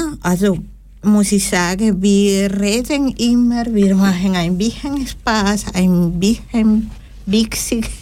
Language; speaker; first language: German; non-native, learner; Spanish